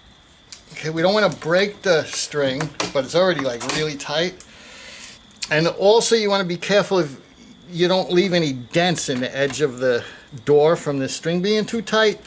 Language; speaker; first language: English; native; English